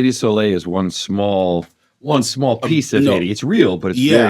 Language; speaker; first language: English; native; English